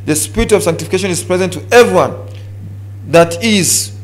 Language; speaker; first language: English; non-native, local second language; Swahili